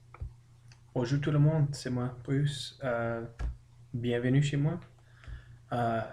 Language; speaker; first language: French; non-native, learner; English